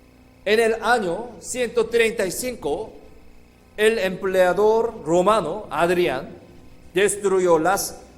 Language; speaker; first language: Spanish; non-native, fluent; Korean